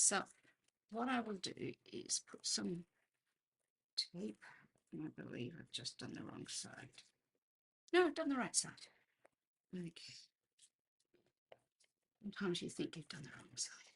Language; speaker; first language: English; native; English